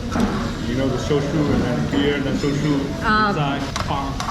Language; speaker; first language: English; non-native, fluent; Vietnamese